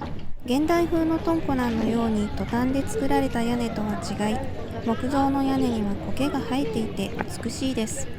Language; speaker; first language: Japanese; native; Japanese